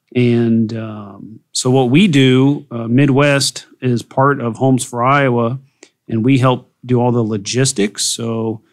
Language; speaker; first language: English; native; English